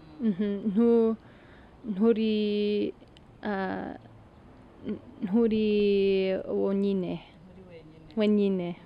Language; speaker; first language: Kinyarwanda; non-native, learner; English